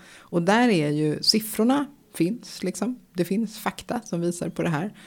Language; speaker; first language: Swedish; native; Swedish